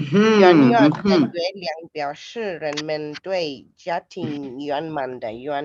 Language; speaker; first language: Chinese; non-native, learner; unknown